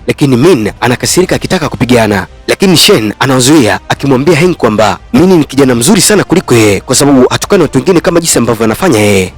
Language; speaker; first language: Swahili; native; Swahili